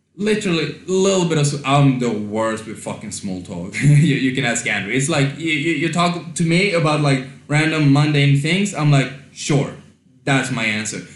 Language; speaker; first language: English; non-native, fluent; Swedish